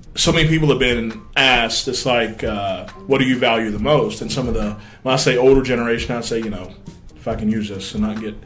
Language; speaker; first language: English; native; English